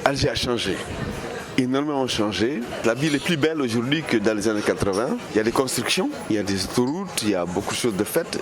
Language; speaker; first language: French; non-native, local second language; Fula